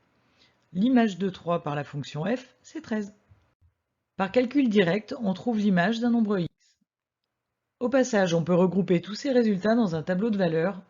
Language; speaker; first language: French; native; French